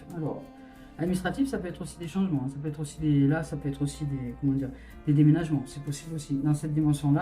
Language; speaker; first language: French; native; French